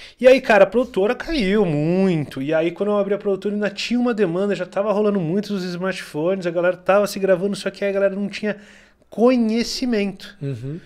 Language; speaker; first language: Portuguese; native; Portuguese